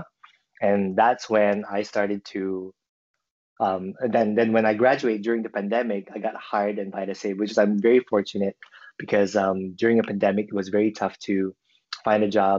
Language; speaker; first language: English; non-native, local second language; Filipino